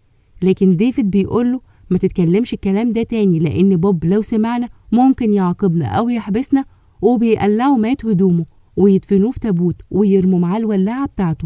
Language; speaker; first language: Arabic; native; Arabic